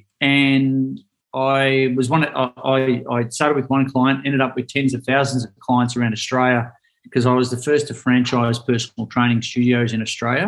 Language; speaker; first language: English; native; English